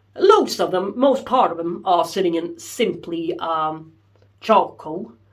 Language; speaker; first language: English; non-native, fluent; Swedish